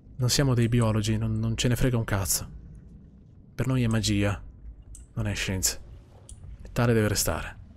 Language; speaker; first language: Italian; native; Italian